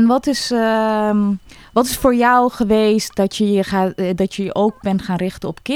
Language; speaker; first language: Dutch; native; Dutch